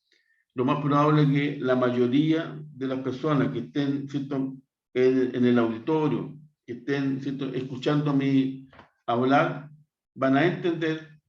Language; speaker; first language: Spanish; native; Spanish